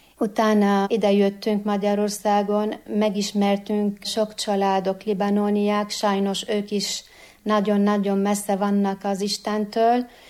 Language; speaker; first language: Hungarian; non-native, fluent; Arabic